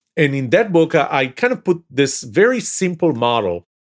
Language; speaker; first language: English; non-native, fluent; Hebrew